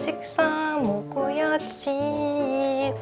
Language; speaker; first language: Korean; non-native, fluent; French